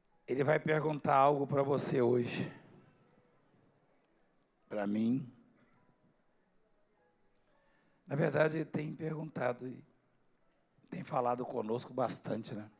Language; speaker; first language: Portuguese; native; Portuguese